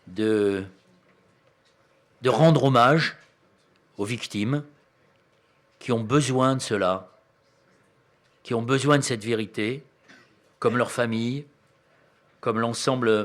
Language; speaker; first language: French; native; French